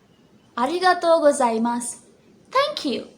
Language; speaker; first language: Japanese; non-native, learner; Sinhala